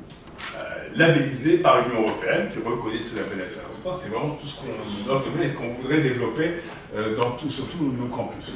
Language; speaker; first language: French; native; French